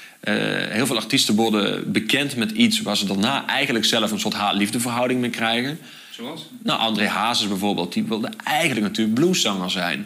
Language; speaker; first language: Dutch; native; Dutch